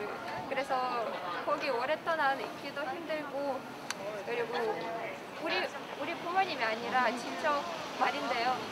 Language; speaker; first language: Korean; non-native, fluent; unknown